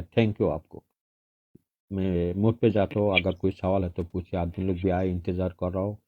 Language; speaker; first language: Hindi; non-native, local second language; Bangla